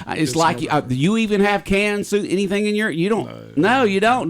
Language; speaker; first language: English; native; English